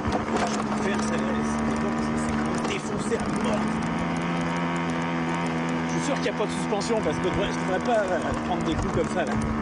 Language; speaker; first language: French; native; French